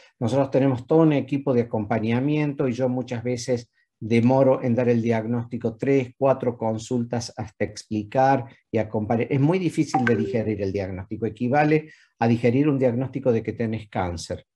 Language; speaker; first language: Spanish; native; Spanish